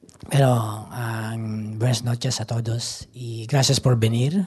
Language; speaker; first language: Spanish; non-native, learner; Filipino